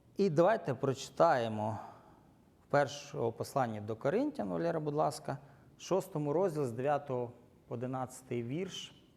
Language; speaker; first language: Ukrainian; non-native, local second language; Russian